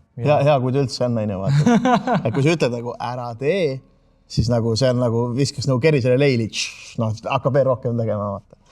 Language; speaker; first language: Estonian; native; Estonian